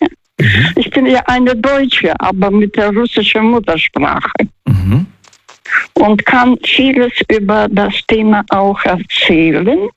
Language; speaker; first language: German; non-native, fluent; Russian